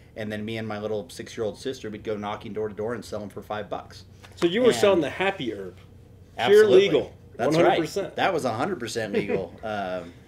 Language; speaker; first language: English; native; English